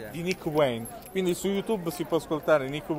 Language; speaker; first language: Italian; native; Italian